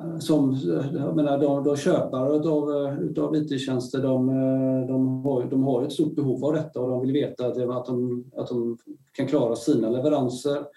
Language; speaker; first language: Swedish; native; Swedish